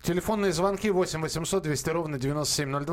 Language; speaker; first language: Russian; native; Russian